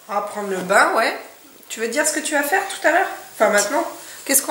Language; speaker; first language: French; native; French